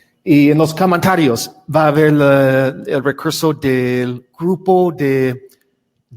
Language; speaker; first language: Spanish; non-native, learner; English